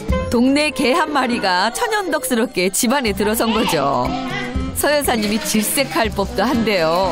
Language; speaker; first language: Korean; native; Korean